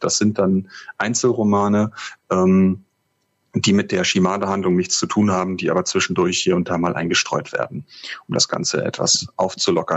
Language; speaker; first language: German; native; German